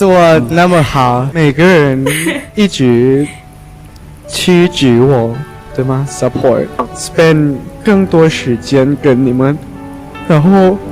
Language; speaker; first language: Chinese; non-native, learner; Thai